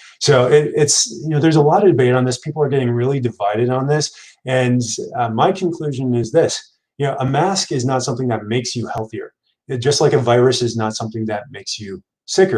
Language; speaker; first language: English; native; English